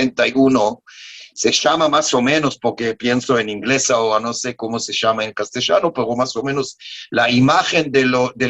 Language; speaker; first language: Spanish; non-native, learner; Hebrew